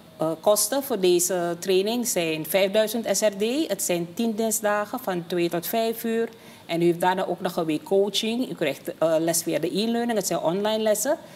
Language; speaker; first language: Dutch; native; Dutch